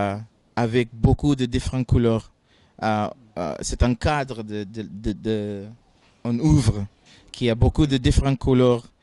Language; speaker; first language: French; non-native, fluent; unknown